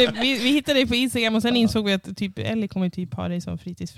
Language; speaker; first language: Swedish; native; Swedish